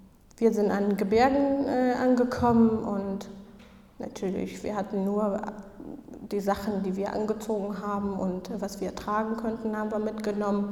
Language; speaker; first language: German; non-native, fluent; Kurdish